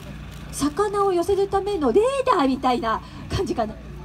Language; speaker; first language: Japanese; native; Japanese